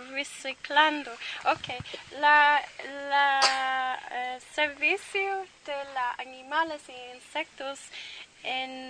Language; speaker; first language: Spanish; non-native, learner; English